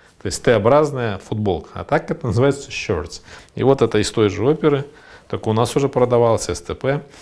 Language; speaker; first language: Russian; native; Russian